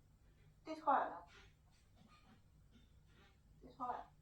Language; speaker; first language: Danish; non-native, fluent; Thai